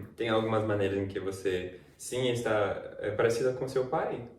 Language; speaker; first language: Portuguese; non-native, fluent; English